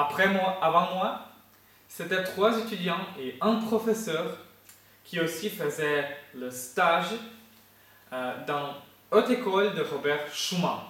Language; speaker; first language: French; non-native, fluent; Ukrainian